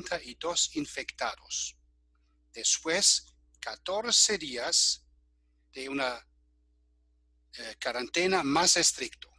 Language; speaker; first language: Spanish; non-native, fluent; German